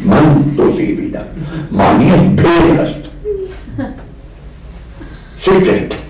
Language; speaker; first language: Persian; non-native, fluent; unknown